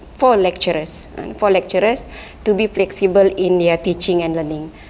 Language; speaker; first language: English; non-native, local second language; Malay